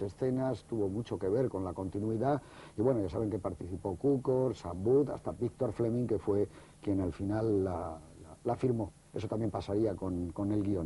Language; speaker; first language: Spanish; native; Spanish